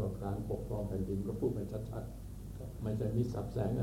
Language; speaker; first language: Thai; native; Thai